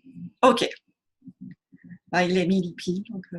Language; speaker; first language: French; non-native, fluent; English